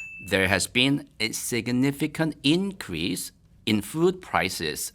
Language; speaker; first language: English; non-native, fluent; Korean